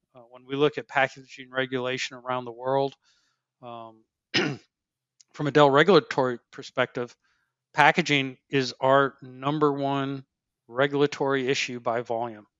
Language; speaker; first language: English; native; English